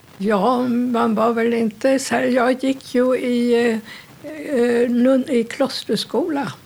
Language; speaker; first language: Swedish; non-native, fluent; German